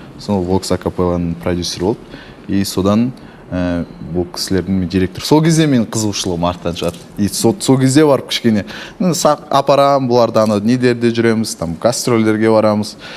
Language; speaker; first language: Kazakh; native; Kazakh